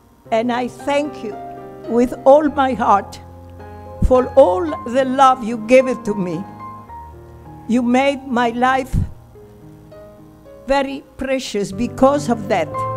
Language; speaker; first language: English; non-native, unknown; Italian